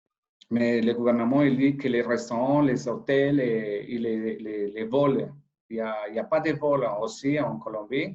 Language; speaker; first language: French; non-native, fluent; Spanish